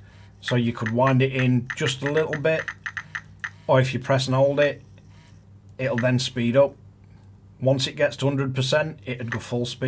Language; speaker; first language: English; native; English